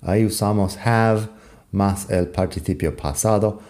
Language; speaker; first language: Spanish; non-native, fluent; English